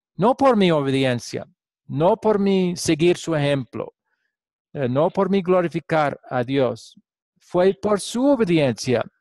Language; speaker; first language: Spanish; non-native, fluent; English